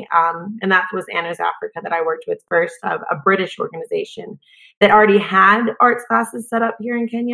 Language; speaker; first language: English; native; English